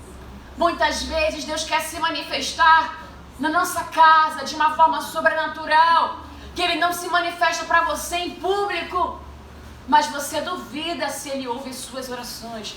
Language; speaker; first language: Portuguese; native; Portuguese